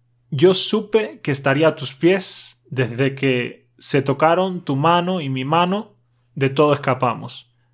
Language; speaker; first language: Spanish; native; Spanish